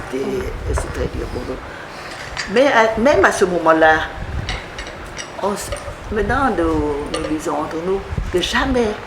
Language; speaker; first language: French; non-native, fluent; Vietnamese